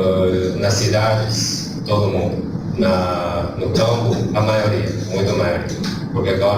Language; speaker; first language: Portuguese; non-native, learner; Chinese